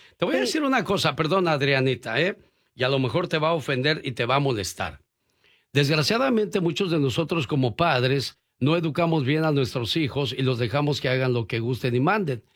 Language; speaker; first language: Spanish; native; Spanish